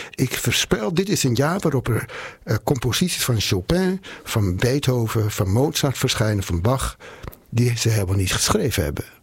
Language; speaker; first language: Dutch; native; Dutch